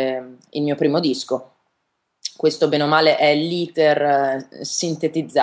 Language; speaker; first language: Italian; native; Italian